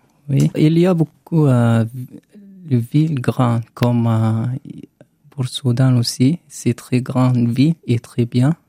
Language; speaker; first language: French; non-native, learner; Arabic